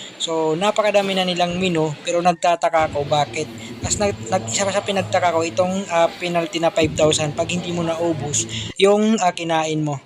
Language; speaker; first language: Filipino; native; Filipino